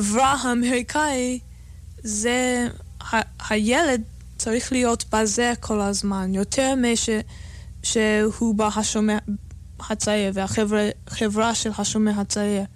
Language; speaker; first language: Hebrew; non-native, fluent; English